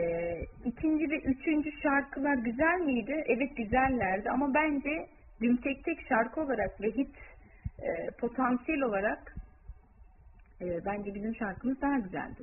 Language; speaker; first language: Turkish; early bilingual, heritage; Turkish